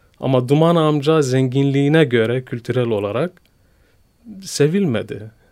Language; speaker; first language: Turkish; non-native, fluent; Kurdish